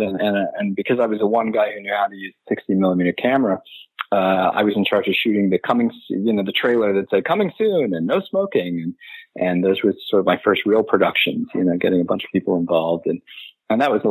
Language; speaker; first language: English; native; English